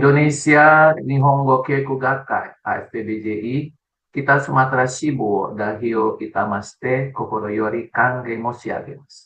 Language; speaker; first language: Indonesian; native; Indonesian